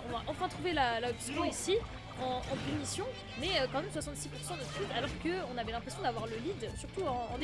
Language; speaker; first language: French; native; French